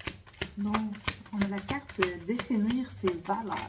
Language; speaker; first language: French; native; French